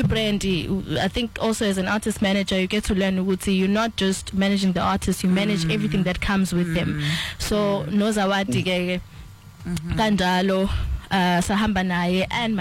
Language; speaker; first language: English; non-native, local second language; Zulu